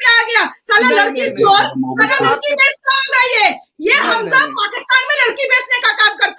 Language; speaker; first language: Hindi; native; Hindi